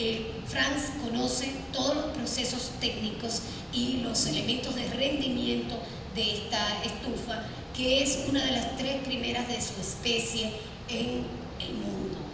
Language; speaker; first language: Spanish; native; Spanish